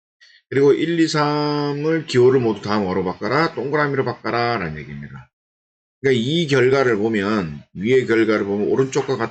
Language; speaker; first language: Korean; native; Korean